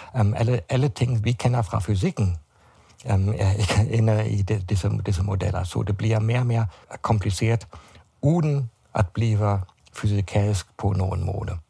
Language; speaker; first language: Danish; non-native, fluent; German